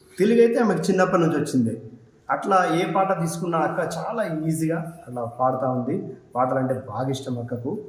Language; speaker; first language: Telugu; native; Telugu